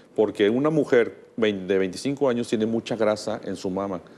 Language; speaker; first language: Spanish; native; Spanish